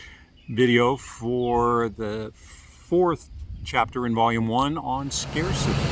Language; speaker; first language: English; native; English